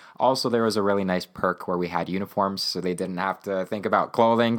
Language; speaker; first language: English; non-native, fluent; Ukrainian